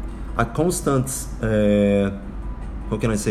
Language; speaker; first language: English; non-native, learner; Portuguese